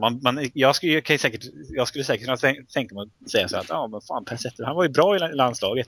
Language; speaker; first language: Swedish; native; Swedish